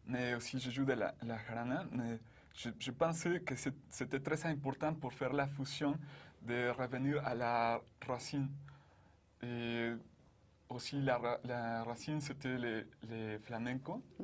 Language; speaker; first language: French; non-native, fluent; Spanish